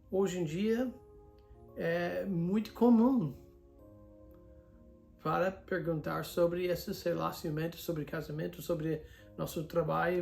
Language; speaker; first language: Portuguese; non-native, fluent; English